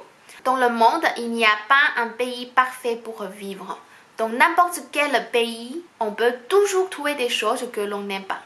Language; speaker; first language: French; non-native, fluent; Chinese